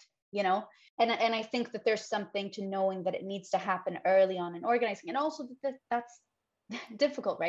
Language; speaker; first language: English; non-native, fluent; Swedish